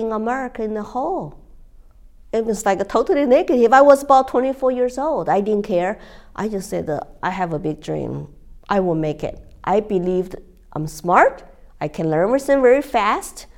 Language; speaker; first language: English; non-native, fluent; Chinese